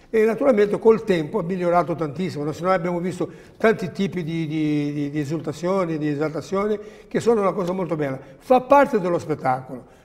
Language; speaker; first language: Italian; non-native, fluent; Portuguese